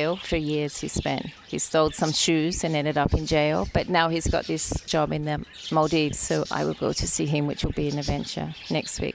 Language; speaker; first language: English; native; English